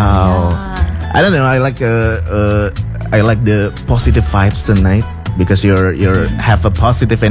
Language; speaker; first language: English; non-native, fluent; Indonesian